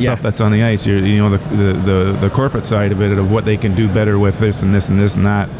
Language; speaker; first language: English; native; English